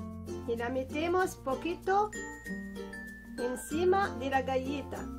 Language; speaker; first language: Spanish; non-native, fluent; Arabic